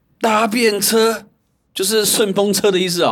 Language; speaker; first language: Chinese; native; Chinese